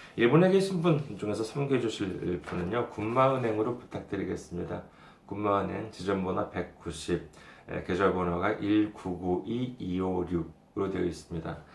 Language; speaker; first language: Korean; native; Korean